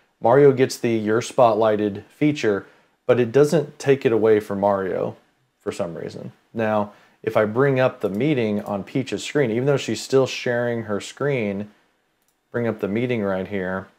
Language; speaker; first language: English; native; English